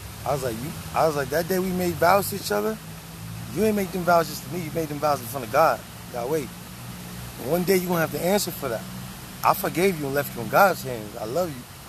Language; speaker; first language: English; early bilingual, other home language; Spanish